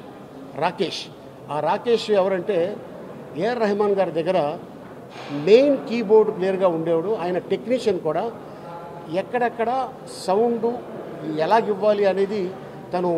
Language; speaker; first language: Telugu; native; Telugu